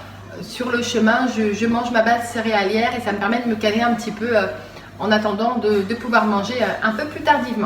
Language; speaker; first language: French; native; French